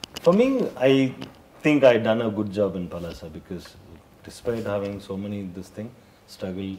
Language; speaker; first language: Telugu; non-native, learner; Tamil